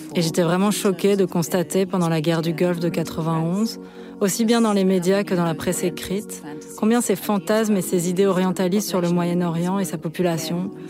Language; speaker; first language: French; early bilingual, other home language; Arabic